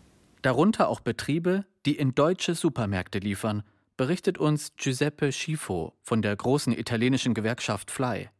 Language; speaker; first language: German; native; German